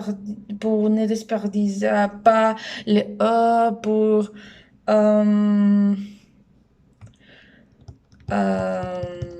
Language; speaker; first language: French; non-native, learner; Spanish